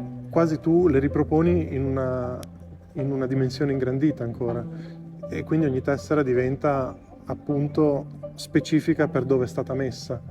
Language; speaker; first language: Italian; native; Italian